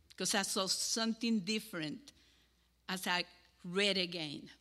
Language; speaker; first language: English; non-native, fluent; Spanish